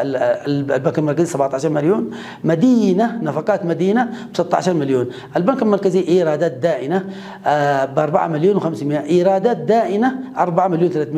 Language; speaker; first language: Arabic; native; Arabic